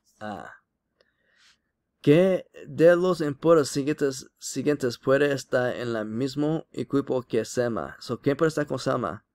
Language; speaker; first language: Spanish; non-native, learner; English